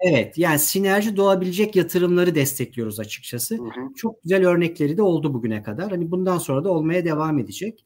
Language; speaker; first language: Turkish; native; Turkish